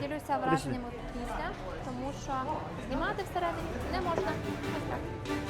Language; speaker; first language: Ukrainian; native; Ukrainian